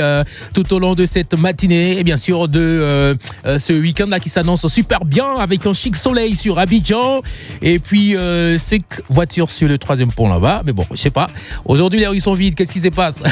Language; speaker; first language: French; native; French